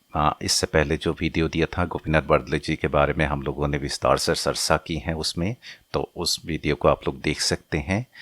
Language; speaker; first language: Hindi; non-native, local second language; Assamese